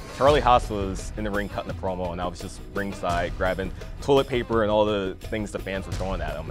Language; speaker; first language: English; native; English